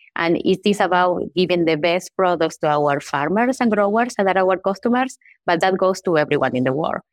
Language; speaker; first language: English; non-native, fluent; Spanish